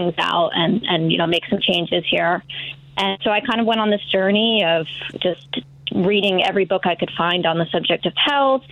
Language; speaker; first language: English; native; English